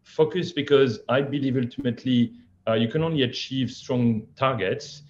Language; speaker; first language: English; non-native, fluent; French